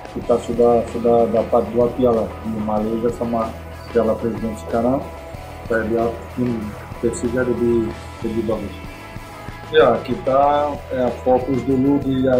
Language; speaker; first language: Indonesian; non-native, fluent; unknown